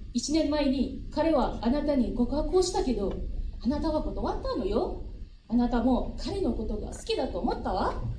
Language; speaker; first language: Japanese; non-native, fluent; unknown